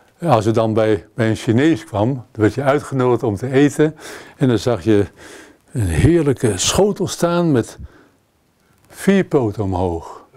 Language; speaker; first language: Dutch; native; Dutch